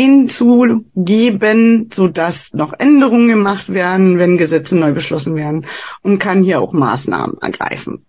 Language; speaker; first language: German; native; German